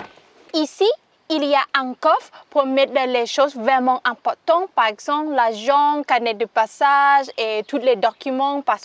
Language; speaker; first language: French; non-native, learner; Thai